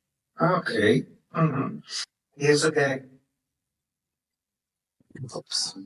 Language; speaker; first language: Spanish; non-native, fluent; Portuguese